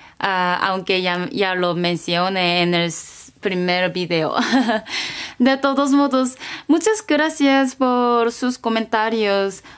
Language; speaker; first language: Spanish; non-native, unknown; Korean